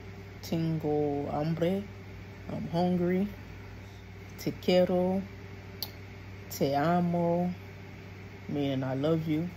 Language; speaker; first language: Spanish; non-native, learner; English